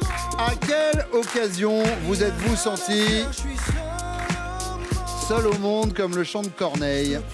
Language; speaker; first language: French; native; French